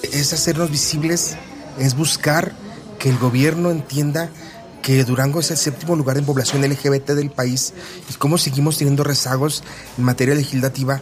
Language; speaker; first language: Spanish; native; Spanish